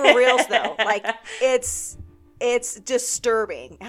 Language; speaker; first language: English; native; English